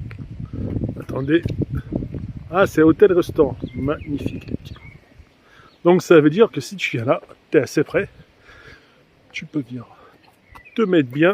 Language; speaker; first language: French; native; French